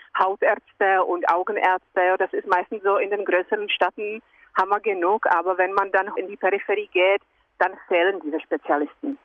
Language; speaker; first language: German; non-native, fluent; Czech